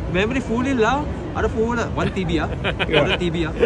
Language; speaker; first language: Malayalam; non-native, learner; Chinese